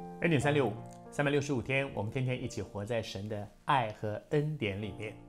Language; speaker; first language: Chinese; native; Chinese